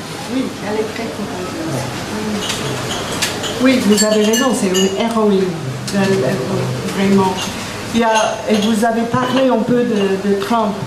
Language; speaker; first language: French; non-native, fluent; English